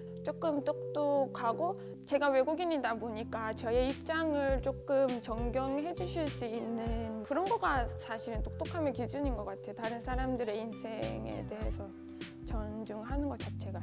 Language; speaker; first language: Korean; non-native, fluent; Turkish